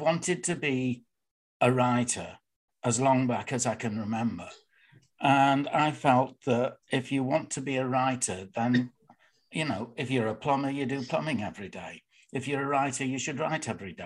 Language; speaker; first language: English; native; English